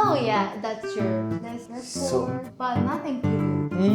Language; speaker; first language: English; non-native, fluent; Japanese